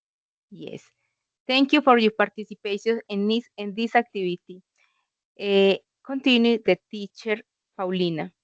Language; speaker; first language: English; non-native, learner; Spanish